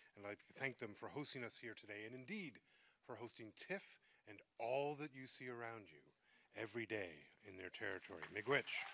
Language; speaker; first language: English; native; English